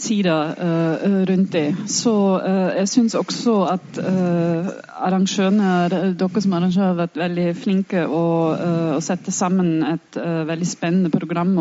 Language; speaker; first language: Norwegian; non-native, fluent; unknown